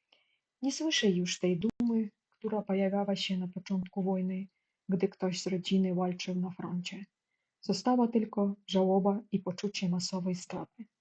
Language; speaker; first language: Polish; non-native, fluent; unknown